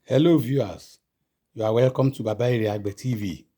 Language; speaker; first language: English; non-native, local second language; Yoruba